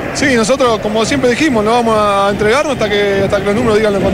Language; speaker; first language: Spanish; native; Spanish